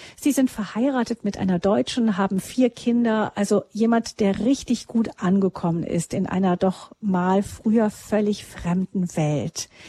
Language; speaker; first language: German; native; German